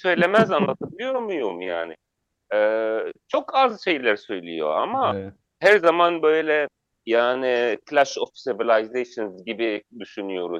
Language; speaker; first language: Turkish; non-native, fluent; Arabic